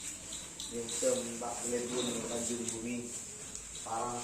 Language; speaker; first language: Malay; non-native, local second language; Madurese